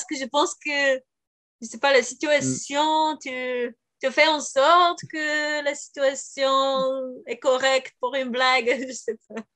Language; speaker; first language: French; non-native, fluent; Bulgarian